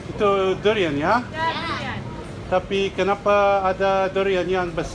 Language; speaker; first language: Indonesian; non-native, learner; English